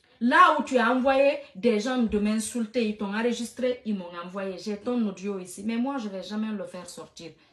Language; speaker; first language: French; non-native, local second language; Fula